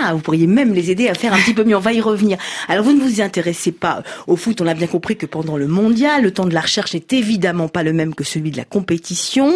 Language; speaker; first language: French; native; French